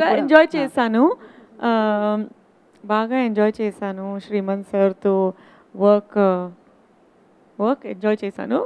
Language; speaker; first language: Telugu; non-native, learner; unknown